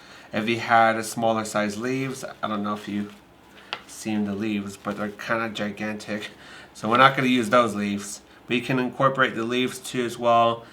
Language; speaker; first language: English; native; English